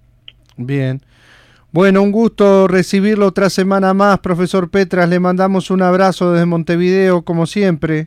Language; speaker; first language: Spanish; native; Spanish